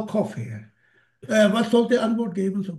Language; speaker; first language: German; non-native, learner; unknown